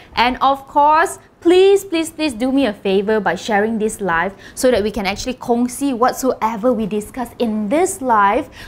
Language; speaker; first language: English; non-native, local second language; Malay